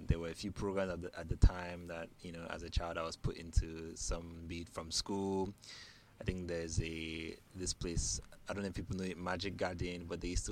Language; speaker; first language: English; non-native, local second language; Igbo